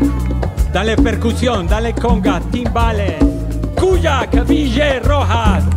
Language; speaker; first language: French; non-native, fluent; Spanish